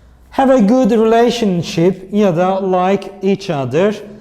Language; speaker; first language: English; non-native, fluent; Turkish